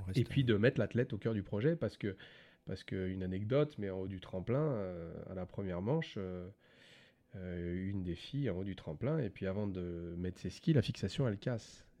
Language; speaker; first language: French; native; French